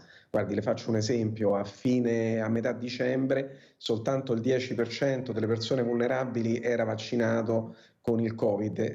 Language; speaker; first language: Italian; native; Italian